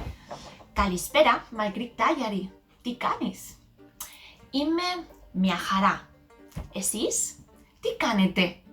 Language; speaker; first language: Greek; non-native, learner; English